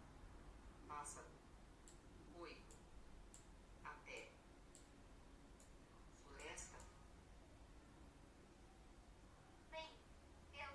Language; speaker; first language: Portuguese; non-native, learner; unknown